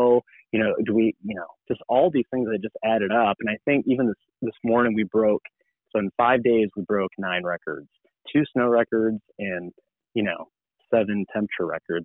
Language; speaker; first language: English; native; English